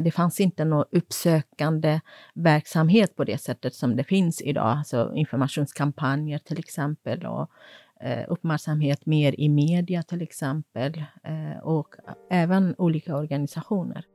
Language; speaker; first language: Swedish; non-native, fluent; Kurdish